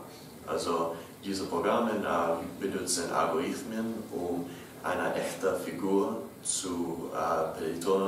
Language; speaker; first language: German; non-native, learner; English